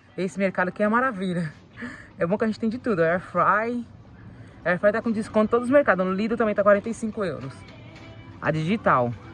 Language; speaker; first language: Portuguese; native; Portuguese